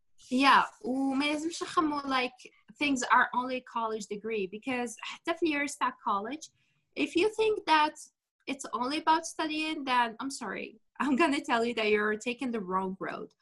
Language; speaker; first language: English; non-native, fluent; Arabic